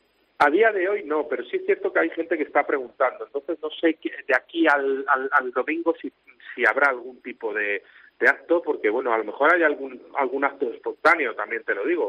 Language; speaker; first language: Spanish; native; Spanish